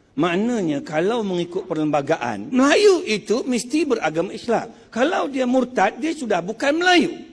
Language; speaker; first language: Malay; non-native, local second language; Chinese